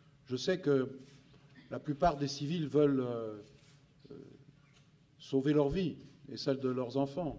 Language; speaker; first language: French; native; French